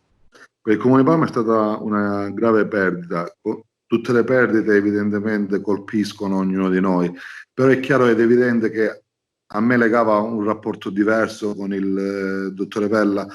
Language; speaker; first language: Italian; native; Italian